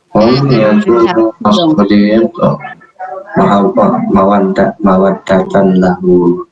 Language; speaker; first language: Arabic; non-native, learner; Indonesian